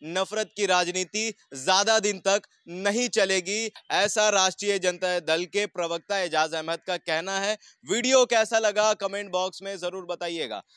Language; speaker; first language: Hindi; native; Hindi